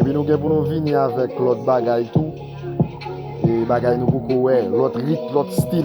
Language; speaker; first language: French; non-native, learner; Haitian Creole